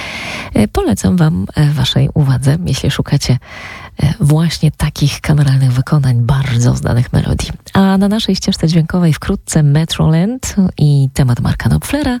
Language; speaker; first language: Polish; native; Polish